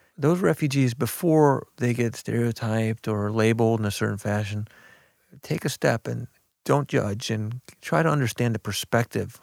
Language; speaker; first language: English; early bilingual, other home language; Arabic